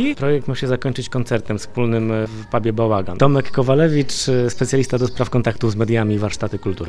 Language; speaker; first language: Polish; native; Polish